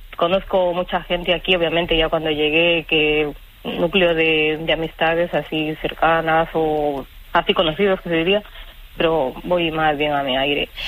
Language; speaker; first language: Spanish; native; Spanish